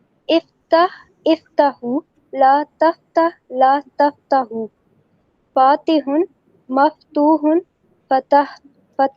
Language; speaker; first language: Arabic; non-native, learner; Urdu